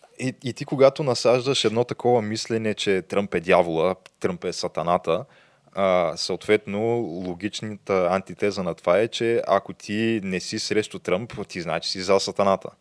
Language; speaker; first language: Bulgarian; native; Bulgarian